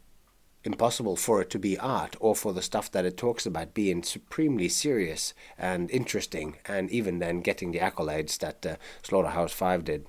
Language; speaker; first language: English; non-native, fluent; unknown